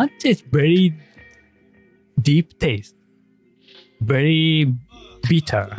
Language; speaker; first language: English; non-native, learner; Japanese